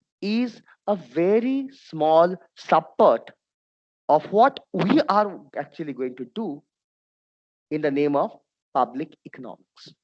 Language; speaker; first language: English; non-native, local second language; Bangla